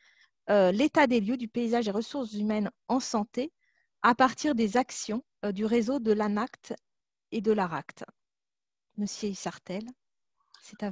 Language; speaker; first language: French; native; French